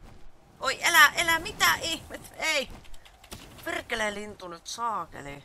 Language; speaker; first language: Finnish; native; Finnish